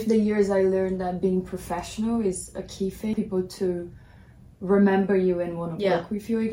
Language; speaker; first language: English; non-native, fluent; Portuguese